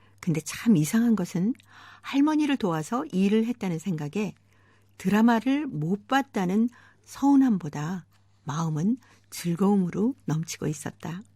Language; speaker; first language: Korean; native; Korean